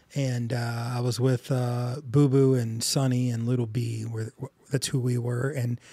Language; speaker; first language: English; native; English